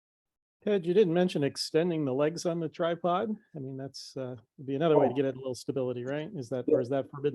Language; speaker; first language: English; native; English